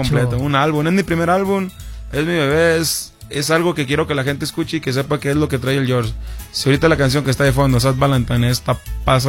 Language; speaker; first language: Spanish; native; Spanish